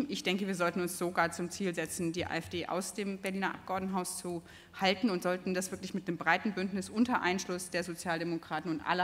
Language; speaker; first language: German; native; German